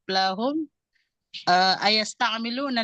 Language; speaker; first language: Arabic; non-native, learner; Indonesian